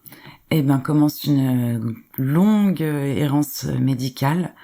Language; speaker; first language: French; native; French